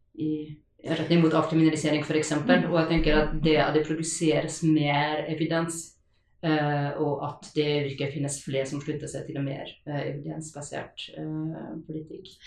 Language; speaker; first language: Norwegian; non-native, fluent; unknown